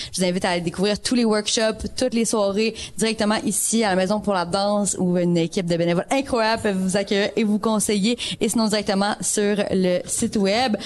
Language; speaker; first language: French; native; French